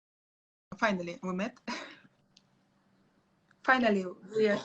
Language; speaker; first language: English; non-native, learner; Russian